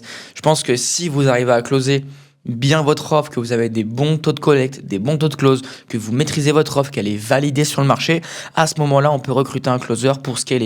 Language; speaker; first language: French; native; French